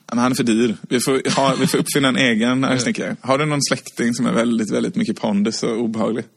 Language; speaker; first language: Swedish; native; Swedish